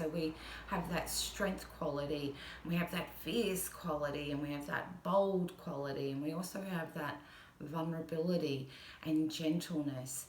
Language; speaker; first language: English; native; English